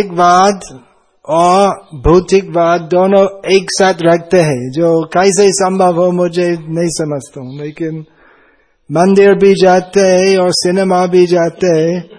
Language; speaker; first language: Hindi; non-native, fluent; English